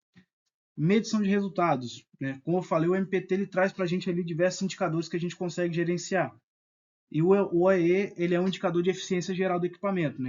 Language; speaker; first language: Portuguese; native; Portuguese